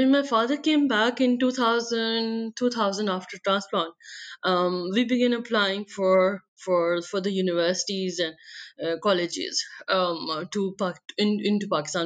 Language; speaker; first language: English; non-native, local second language; Punjabi